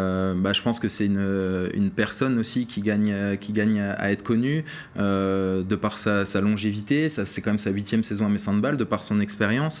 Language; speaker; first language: French; native; French